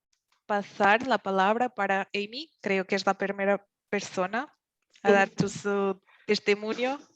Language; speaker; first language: Spanish; non-native, fluent; Portuguese